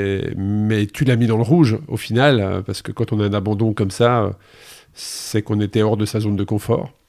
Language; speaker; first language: French; native; French